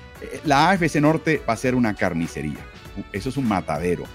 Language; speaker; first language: Spanish; native; Spanish